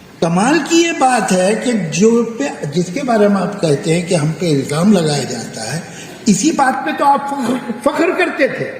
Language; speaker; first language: Urdu; native; Urdu